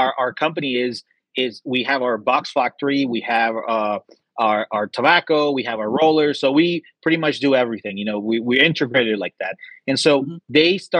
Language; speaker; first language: English; native; English